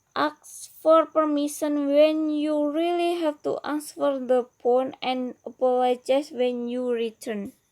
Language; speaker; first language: English; non-native, learner; Indonesian